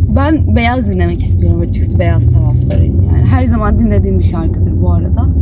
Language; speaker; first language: Turkish; native; Turkish